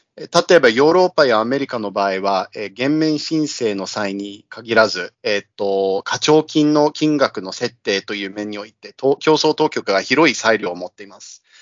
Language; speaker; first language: Japanese; non-native, fluent; English